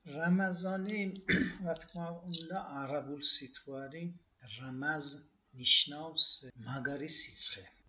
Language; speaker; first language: Georgian; early bilingual, heritage; Georgian